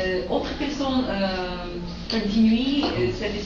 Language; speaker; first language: French; non-native, learner; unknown